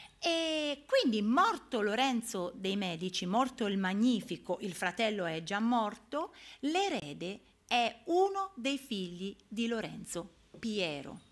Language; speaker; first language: Italian; native; Italian